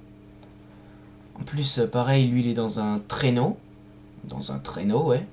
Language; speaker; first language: French; native; French